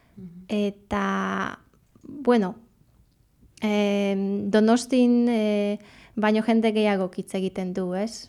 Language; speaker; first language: Basque; non-native, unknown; Polish